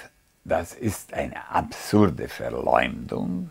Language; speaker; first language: German; non-native, fluent; Hungarian